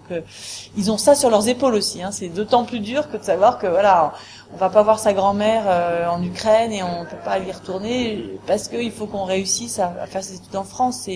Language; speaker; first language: French; native; French